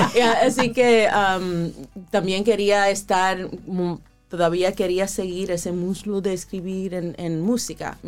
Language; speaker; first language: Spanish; early bilingual, heritage; Spanish